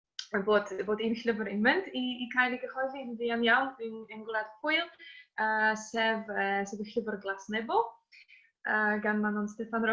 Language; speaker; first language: Welsh; non-native, fluent; Polish